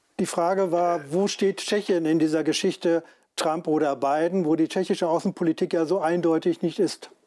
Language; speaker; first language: German; native; German